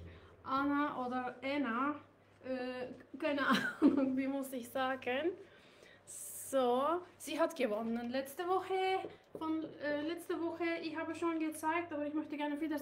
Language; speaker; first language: German; non-native, learner; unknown